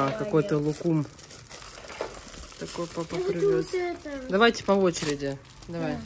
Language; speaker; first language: Russian; native; Russian